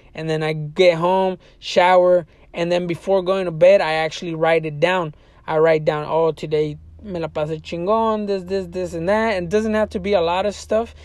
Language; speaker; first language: English; early bilingual, other home language; Spanish